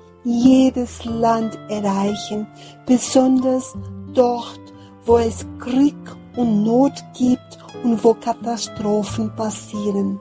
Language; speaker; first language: German; non-native, fluent; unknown